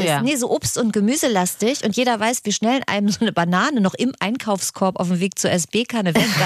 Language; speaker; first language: German; native; German